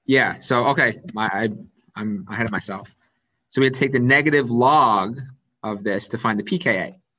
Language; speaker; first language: English; native; English